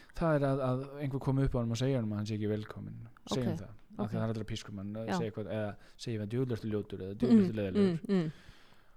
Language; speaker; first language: Icelandic; native; Icelandic